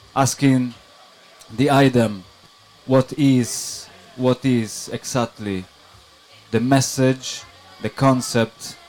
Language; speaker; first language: English; non-native, fluent; Italian